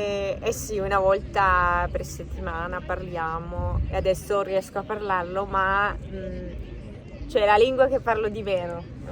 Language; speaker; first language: Italian; non-native, learner; Spanish